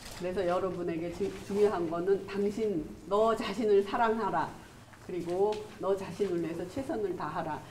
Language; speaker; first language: Korean; native; Korean